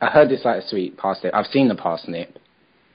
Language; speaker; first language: English; native; English